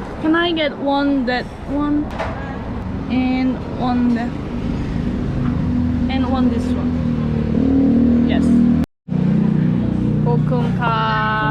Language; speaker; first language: English; non-native, learner; Korean